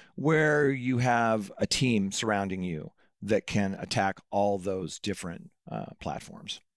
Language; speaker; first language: English; native; English